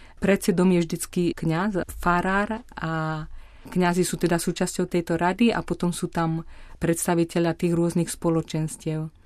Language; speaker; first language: Slovak; native; Slovak